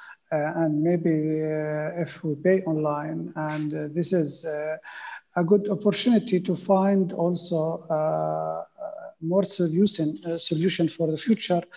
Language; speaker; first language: English; non-native, fluent; Arabic